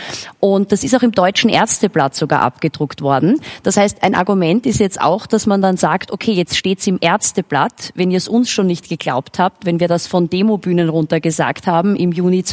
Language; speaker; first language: German; native; German